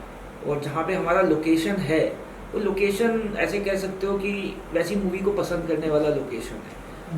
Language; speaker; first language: Hindi; native; Hindi